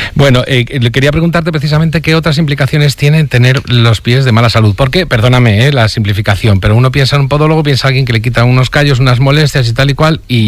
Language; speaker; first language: Spanish; native; Spanish